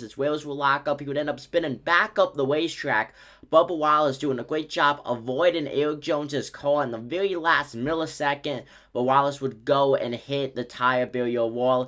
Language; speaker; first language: English; native; English